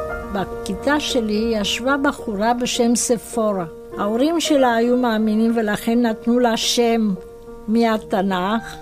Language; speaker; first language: Hebrew; non-native, fluent; Romanian